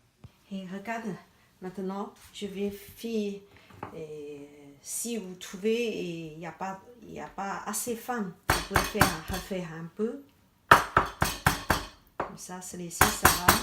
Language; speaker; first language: French; non-native, learner; Chinese